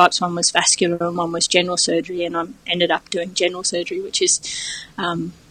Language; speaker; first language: English; native; English